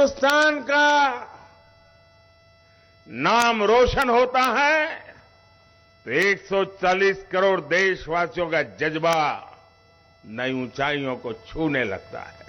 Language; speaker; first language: Hindi; non-native, local second language; Gujarati